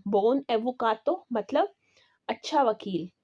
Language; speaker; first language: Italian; non-native, learner; Urdu